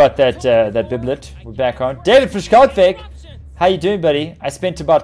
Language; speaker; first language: English; native; English